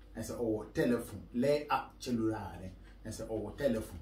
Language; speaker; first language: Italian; non-native, learner; Akan